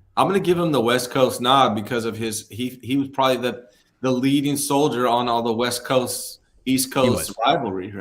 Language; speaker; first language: English; native; English